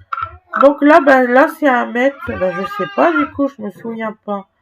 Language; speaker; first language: French; native; French